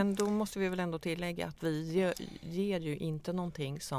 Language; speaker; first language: Swedish; native; Swedish